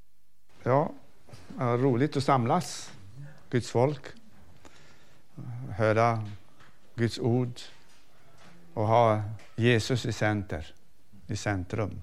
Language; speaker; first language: Swedish; non-native, fluent; Arabic